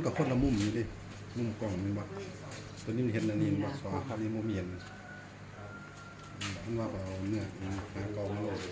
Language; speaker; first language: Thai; non-native, local second language; Lao